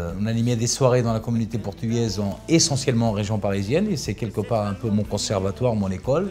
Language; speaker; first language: French; early bilingual, other home language; Portuguese